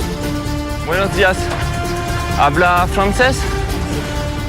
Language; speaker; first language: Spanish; non-native, learner; French